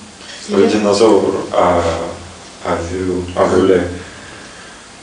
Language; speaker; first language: French; non-native, learner; Russian